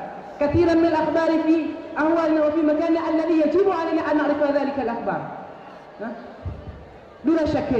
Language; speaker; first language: Arabic; non-native, learner; Achinese